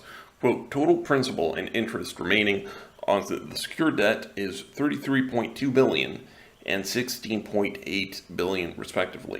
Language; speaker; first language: English; non-native, local second language; Spanish